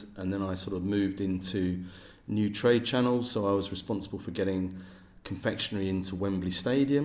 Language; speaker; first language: English; native; English